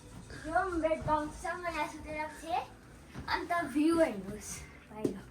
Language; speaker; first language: Nepali; non-native, local second language; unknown